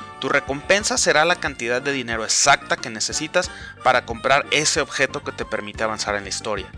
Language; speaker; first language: Spanish; native; Spanish